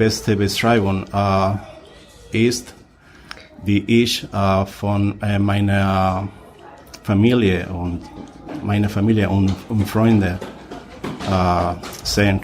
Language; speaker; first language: German; non-native, learner; Spanish